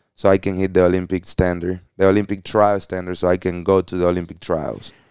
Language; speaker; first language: English; early bilingual, other home language; Spanish